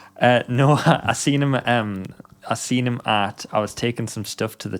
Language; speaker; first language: English; native; English